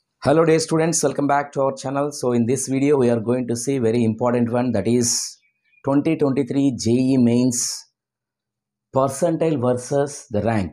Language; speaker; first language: English; non-native, local second language; Telugu